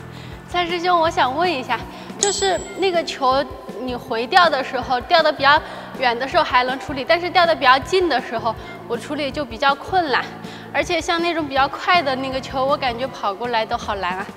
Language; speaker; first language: Chinese; native; Chinese